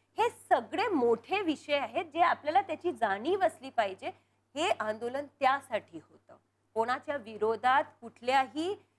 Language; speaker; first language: Marathi; non-native, local second language; Punjabi